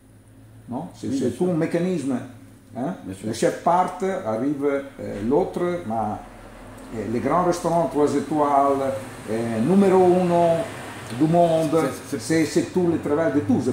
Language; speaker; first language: French; non-native, learner; Italian